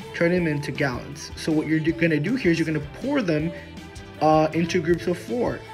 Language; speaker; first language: English; early bilingual, other home language; Spanish